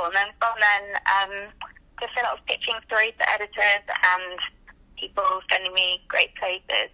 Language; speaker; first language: English; native; English